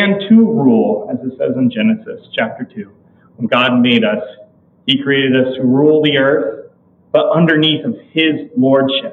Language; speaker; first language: English; native; English